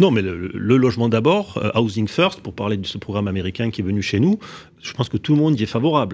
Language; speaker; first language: French; native; French